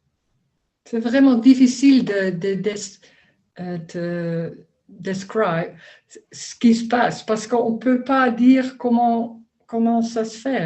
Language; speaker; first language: French; non-native, learner; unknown